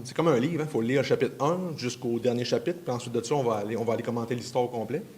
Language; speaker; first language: French; native; French